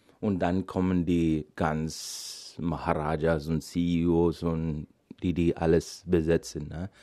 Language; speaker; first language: German; non-native, fluent; Malayalam